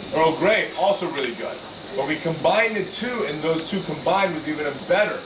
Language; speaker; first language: English; native; English